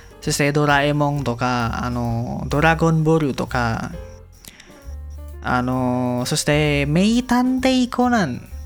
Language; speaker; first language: Japanese; non-native, learner; Indonesian